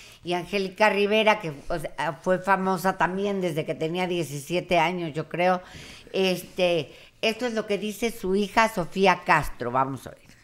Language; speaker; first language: Spanish; native; Spanish